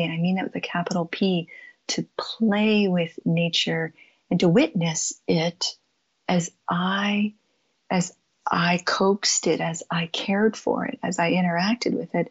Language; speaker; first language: English; native; English